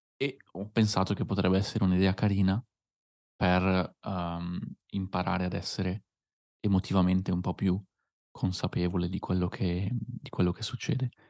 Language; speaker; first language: Italian; native; Italian